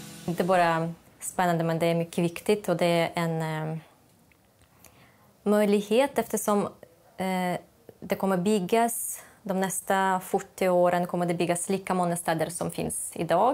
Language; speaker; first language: Swedish; non-native, fluent; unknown